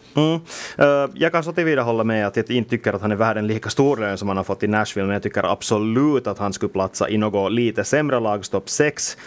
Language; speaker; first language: Swedish; native; Swedish